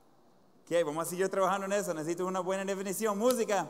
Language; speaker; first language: Spanish; non-native, fluent; English